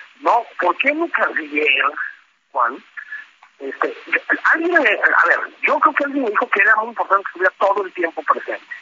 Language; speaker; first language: Spanish; native; Spanish